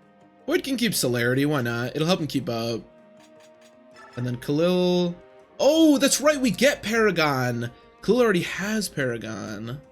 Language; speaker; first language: English; native; English